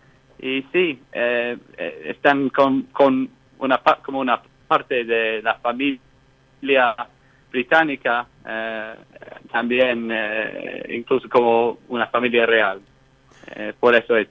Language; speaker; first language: Spanish; non-native, fluent; English